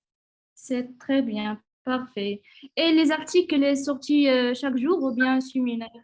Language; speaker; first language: French; non-native, learner; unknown